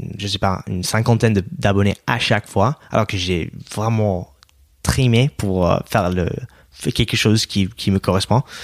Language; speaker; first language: French; non-native, fluent; English